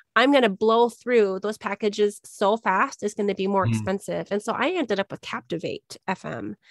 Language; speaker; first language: English; native; English